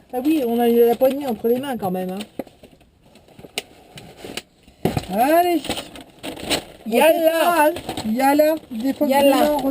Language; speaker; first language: French; native; French